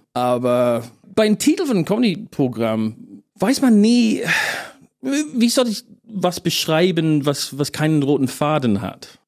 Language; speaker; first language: German; non-native, fluent; English